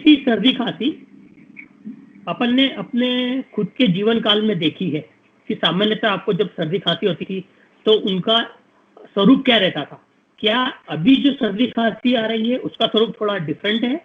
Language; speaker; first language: Hindi; native; Hindi